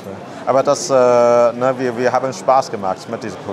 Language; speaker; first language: German; non-native, learner; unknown